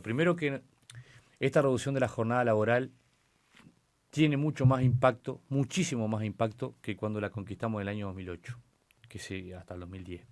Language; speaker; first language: Spanish; native; Spanish